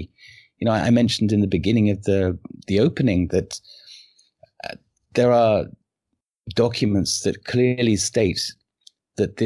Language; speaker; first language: English; native; English